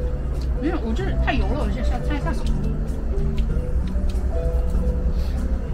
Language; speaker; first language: Chinese; native; Chinese